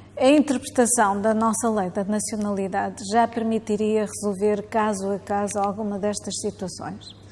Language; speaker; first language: Portuguese; native; Portuguese